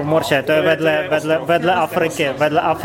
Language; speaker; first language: Czech; non-native, fluent; Russian